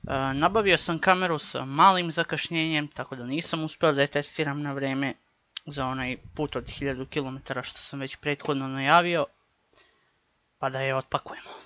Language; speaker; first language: Croatian; native; Croatian